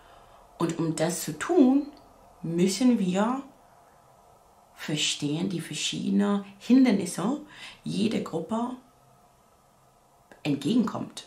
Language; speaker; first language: German; non-native, fluent; English